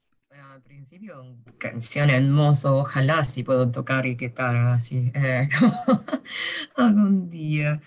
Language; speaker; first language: Spanish; early bilingual, heritage; Spanish